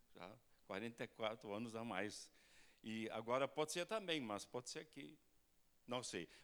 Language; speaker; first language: Portuguese; non-native, fluent; German